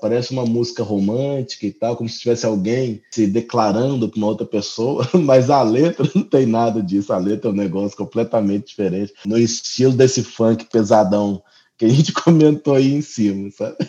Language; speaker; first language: Portuguese; native; Portuguese